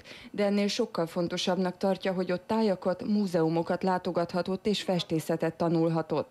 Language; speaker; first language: Hungarian; native; Hungarian